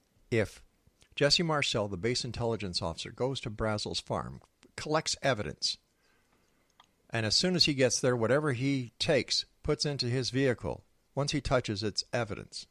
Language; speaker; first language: English; native; English